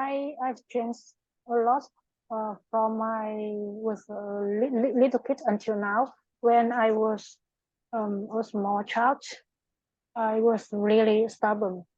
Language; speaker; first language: English; non-native, learner; Vietnamese